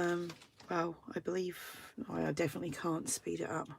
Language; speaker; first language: English; native; English